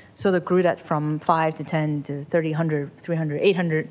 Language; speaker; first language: English; non-native, local second language; Cantonese